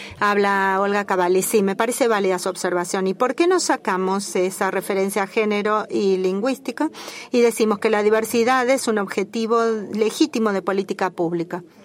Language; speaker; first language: Spanish; native; Spanish